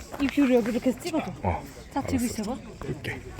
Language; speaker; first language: Korean; native; Korean